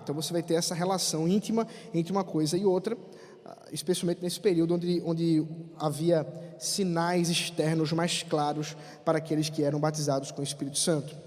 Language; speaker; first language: Portuguese; native; Portuguese